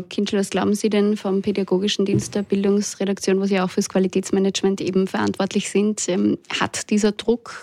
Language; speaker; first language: German; native; German